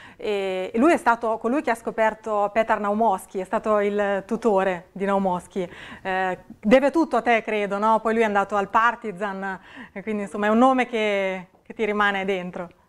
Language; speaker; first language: Italian; native; Italian